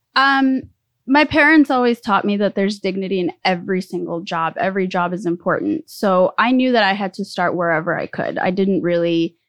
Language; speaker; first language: English; early bilingual, other home language; Spanish